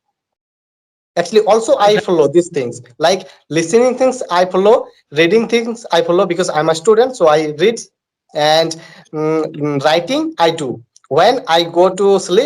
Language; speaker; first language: English; non-native, learner; Bangla